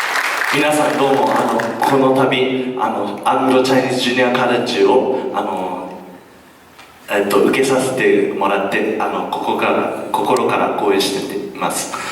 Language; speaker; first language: Japanese; non-native, fluent; English